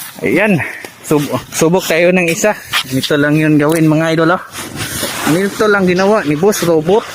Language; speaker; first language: Filipino; non-native, local second language; Cebuano